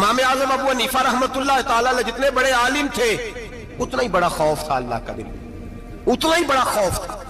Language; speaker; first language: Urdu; non-native, local second language; Punjabi